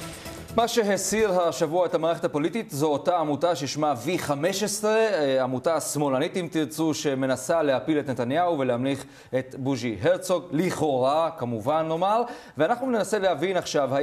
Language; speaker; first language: Hebrew; native; Hebrew